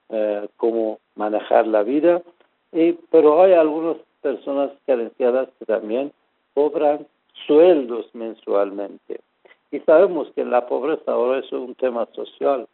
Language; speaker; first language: Spanish; non-native, fluent; Persian